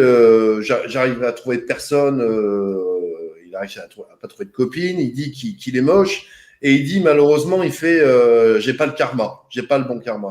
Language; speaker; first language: French; native; French